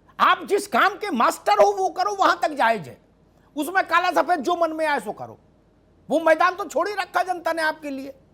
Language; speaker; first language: Hindi; native; Hindi